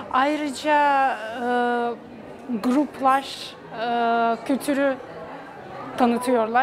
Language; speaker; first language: Turkish; non-native, fluent; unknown